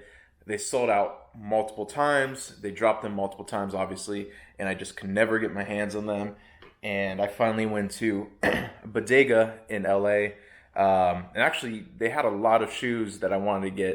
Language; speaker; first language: English; native; English